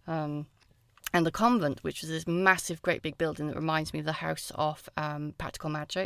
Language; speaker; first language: English; native; English